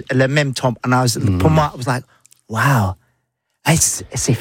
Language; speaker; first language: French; non-native, learner; English